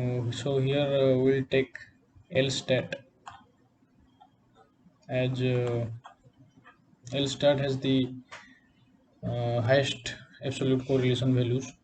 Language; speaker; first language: English; non-native, local second language; Odia